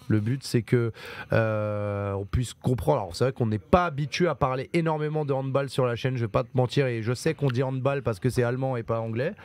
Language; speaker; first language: French; native; French